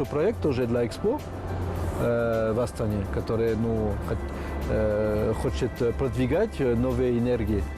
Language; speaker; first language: Russian; non-native, fluent; French